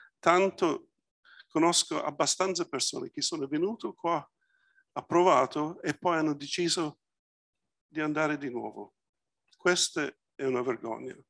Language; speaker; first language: Italian; early bilingual, heritage; Italian